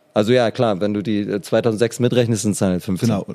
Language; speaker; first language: German; native; German